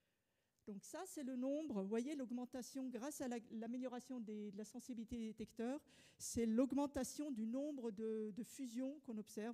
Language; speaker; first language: French; native; French